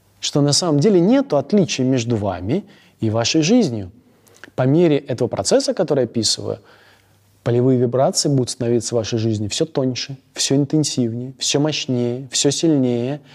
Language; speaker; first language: Russian; native; Russian